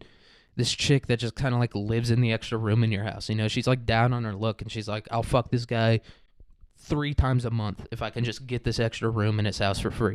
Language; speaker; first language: English; native; English